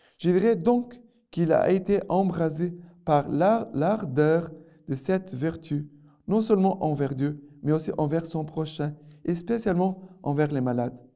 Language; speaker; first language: French; non-native, fluent; Portuguese